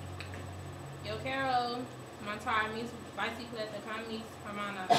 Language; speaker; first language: Spanish; non-native, learner; English